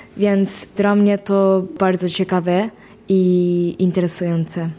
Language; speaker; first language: Polish; non-native, learner; Japanese